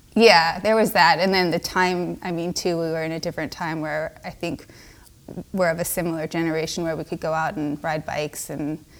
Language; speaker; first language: English; native; English